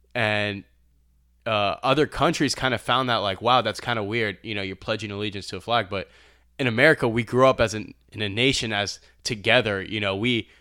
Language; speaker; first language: English; early bilingual, other home language; Albanian